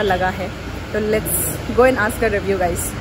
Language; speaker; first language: Hindi; non-native, local second language; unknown